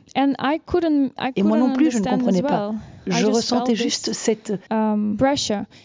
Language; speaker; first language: French; non-native, fluent; Ukrainian